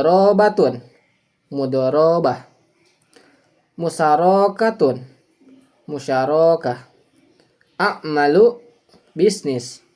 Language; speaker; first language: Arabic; non-native, learner; Indonesian